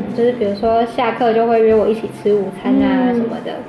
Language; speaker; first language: Chinese; native; Chinese